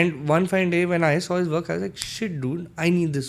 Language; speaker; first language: English; non-native, local second language; Hindi